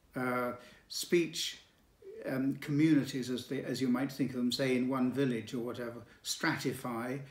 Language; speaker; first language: English; native; English